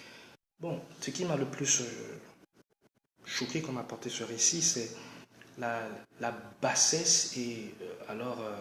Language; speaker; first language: French; non-native, local second language; Lingala